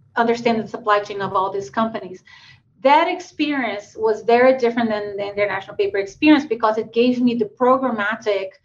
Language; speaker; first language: English; non-native, fluent; Portuguese